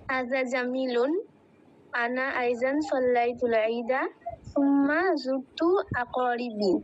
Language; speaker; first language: Arabic; non-native, learner; Bangla